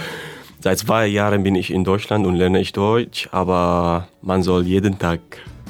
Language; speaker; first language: German; non-native, learner; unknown